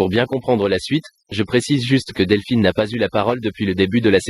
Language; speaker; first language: French; native; French